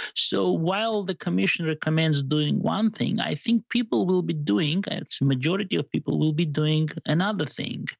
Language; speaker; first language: English; non-native, fluent; Georgian